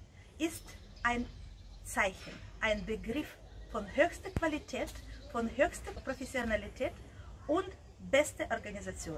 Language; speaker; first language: German; non-native, fluent; Russian